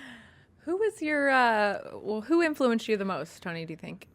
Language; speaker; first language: English; native; English